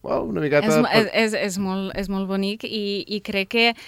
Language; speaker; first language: Catalan; non-native, learner; Russian